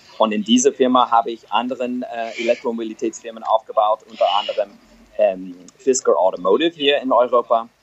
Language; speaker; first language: German; non-native, fluent; English